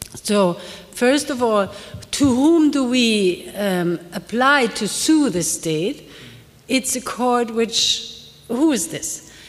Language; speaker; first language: English; non-native, fluent; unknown